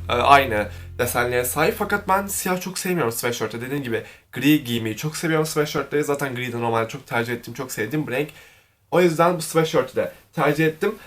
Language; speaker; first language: Turkish; native; Turkish